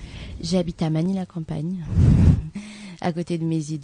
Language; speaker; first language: French; early bilingual, other home language; Portuguese